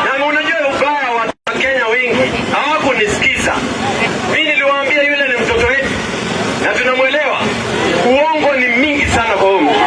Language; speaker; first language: Swahili; non-native, local second language; Kalenjin